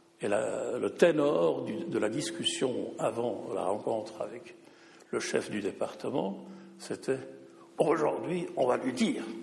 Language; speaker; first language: French; non-native, local second language; German